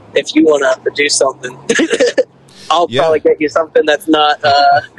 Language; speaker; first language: English; native; English